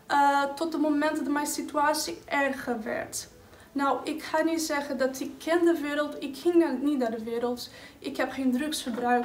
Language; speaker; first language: Dutch; non-native, fluent; Portuguese